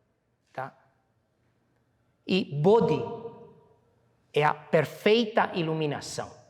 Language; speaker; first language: Portuguese; non-native, fluent; Chinese